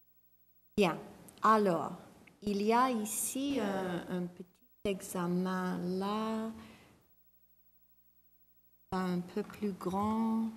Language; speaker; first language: French; non-native, fluent; English